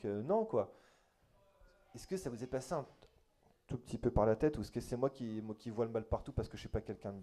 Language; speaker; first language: French; native; French